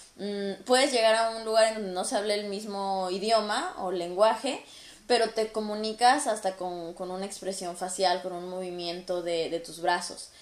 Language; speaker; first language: Spanish; native; Spanish